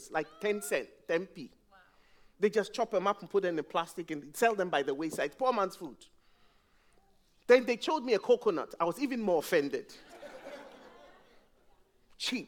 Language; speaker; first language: English; non-native, local second language; Akan